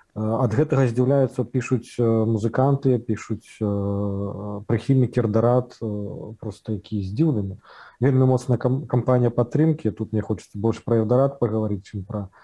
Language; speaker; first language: Belarusian; non-native, local second language; Russian